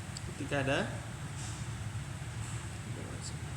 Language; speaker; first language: Indonesian; native; Indonesian